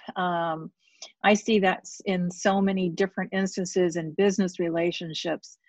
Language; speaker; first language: English; native; English